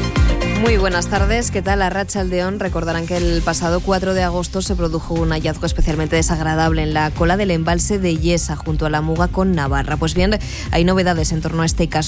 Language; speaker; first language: Spanish; native; Spanish